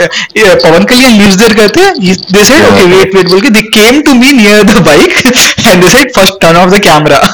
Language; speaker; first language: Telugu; non-native, local second language; Hindi